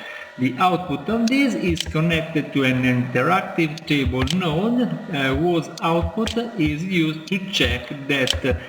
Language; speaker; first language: English; non-native, fluent; Italian